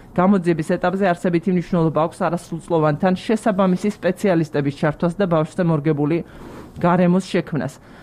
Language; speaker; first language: Georgian; native; Georgian